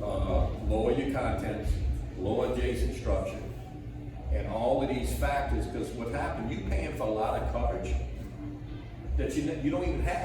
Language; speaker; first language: English; native; English